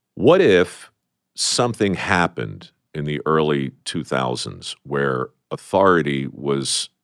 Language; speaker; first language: English; native; English